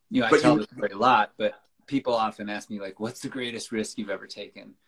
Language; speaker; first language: English; native; English